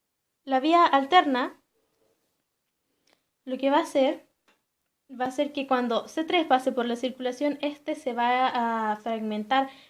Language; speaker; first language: Spanish; native; Spanish